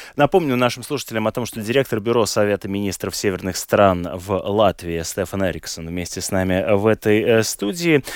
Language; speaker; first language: Russian; native; Russian